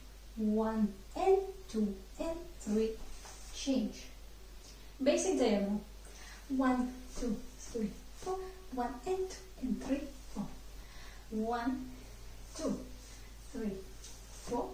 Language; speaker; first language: English; non-native, fluent; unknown